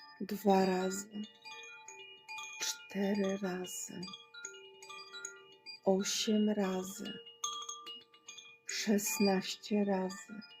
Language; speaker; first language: Polish; native; Polish